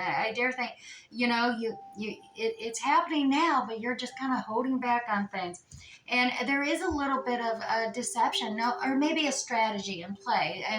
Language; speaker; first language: English; native; English